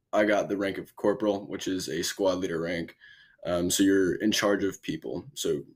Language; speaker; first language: English; native; English